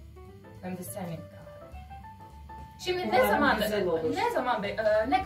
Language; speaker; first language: Turkish; non-native, fluent; Bosnian